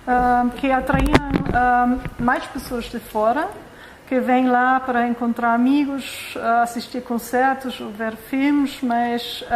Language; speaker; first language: Portuguese; non-native, fluent; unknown